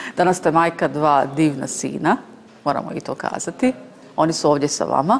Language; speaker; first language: Serbian; native; Serbian